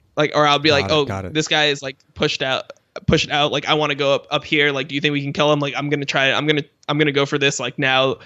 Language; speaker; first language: English; native; English